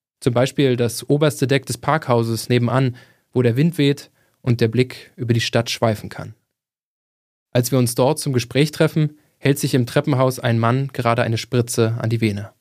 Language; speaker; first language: German; native; German